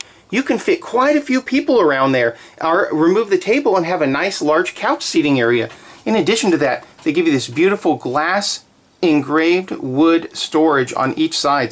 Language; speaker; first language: English; native; English